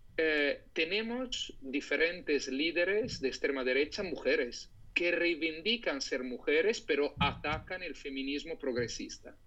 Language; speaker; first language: Spanish; non-native, fluent; Italian